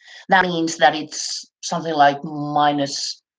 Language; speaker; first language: English; non-native, fluent; Finnish